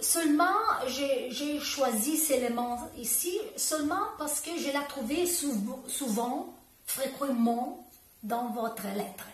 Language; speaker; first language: French; non-native, learner; Italian